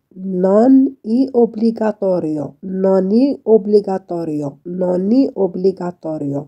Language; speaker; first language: Italian; non-native, fluent; Arabic